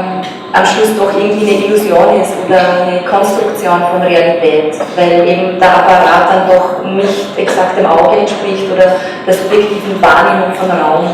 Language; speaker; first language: German; native; German